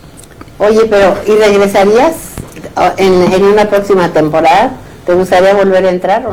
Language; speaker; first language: Spanish; native; Spanish